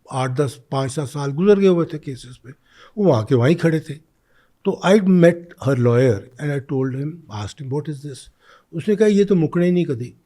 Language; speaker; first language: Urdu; non-native, local second language; Punjabi